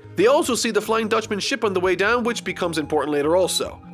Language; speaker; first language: English; native; English